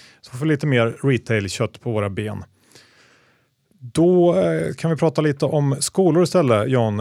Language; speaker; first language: Swedish; native; Swedish